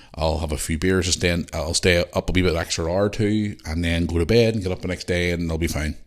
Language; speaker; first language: English; native; English